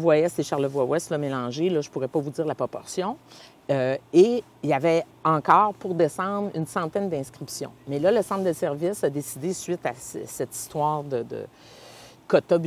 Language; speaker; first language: French; native; French